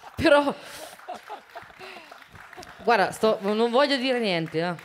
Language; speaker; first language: Italian; native; Italian